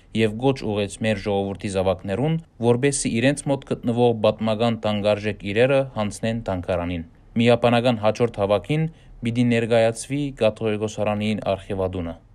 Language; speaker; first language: Armenian; early bilingual, heritage; Armenian